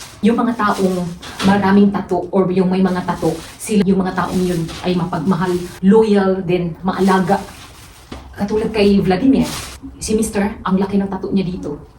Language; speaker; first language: Filipino; non-native, local second language; Cebuano